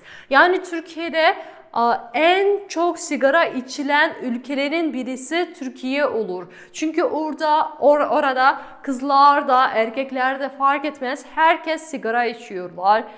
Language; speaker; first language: Turkish; non-native, fluent; Kazakh